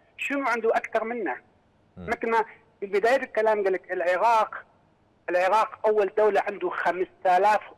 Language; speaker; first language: Arabic; non-native, local second language; Kurdish